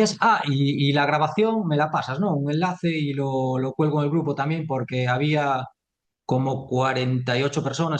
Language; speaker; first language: Spanish; native; Spanish